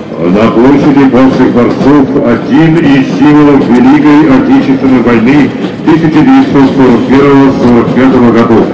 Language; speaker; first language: Russian; native; Russian